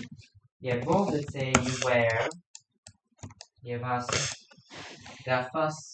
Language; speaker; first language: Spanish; non-native, learner; English